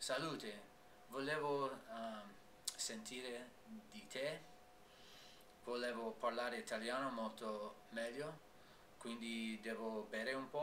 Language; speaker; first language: Italian; non-native, learner; English